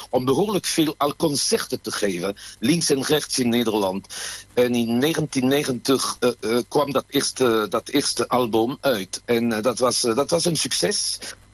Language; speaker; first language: Dutch; non-native, fluent; French